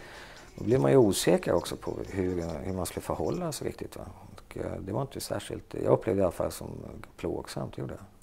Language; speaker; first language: Swedish; native; Swedish